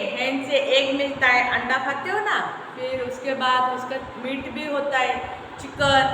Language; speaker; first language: Hindi; non-native, local second language; Marathi